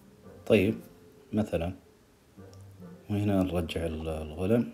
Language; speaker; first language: Arabic; native; Arabic